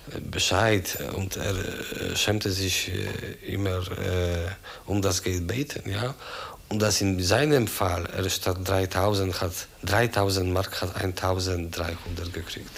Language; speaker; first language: German; non-native, learner; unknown